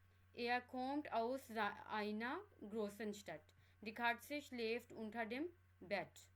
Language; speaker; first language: German; non-native, fluent; Urdu